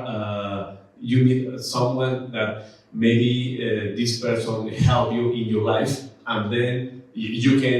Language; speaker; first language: English; non-native, learner; Spanish